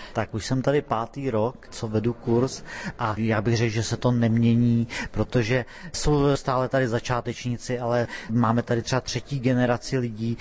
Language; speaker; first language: Czech; native; Czech